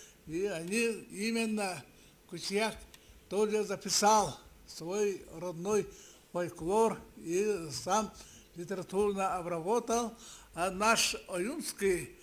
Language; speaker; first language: Russian; non-native, local second language; Yakut